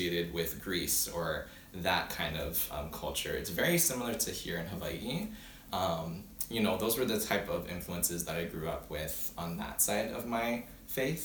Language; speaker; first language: English; early bilingual, other home language; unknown